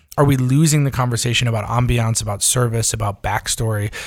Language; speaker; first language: English; native; English